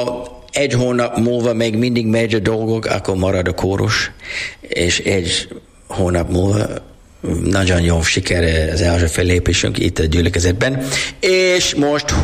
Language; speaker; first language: Hungarian; non-native, learner; English